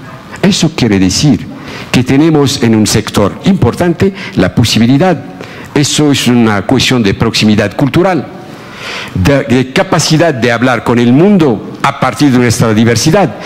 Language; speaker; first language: Spanish; non-native, fluent; Arabic